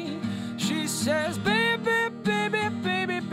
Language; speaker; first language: English; native; English